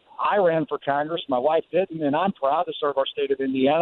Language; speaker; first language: English; native; English